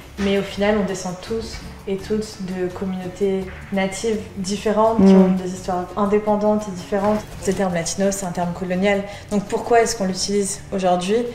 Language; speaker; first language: French; early bilingual, other home language; Spanish